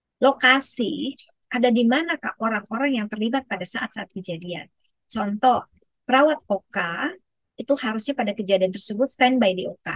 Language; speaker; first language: Indonesian; native; Indonesian